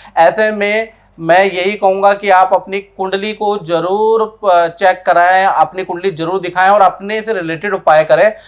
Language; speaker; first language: Hindi; native; Hindi